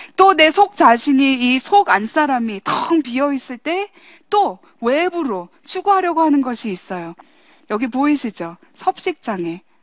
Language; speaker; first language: Korean; early bilingual, heritage; English